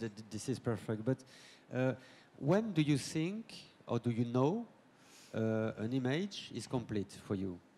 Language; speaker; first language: English; non-native, fluent; French